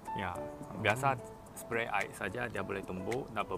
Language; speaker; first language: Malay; non-native, local second language; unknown